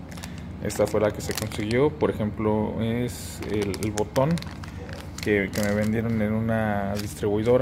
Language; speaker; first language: Spanish; native; Spanish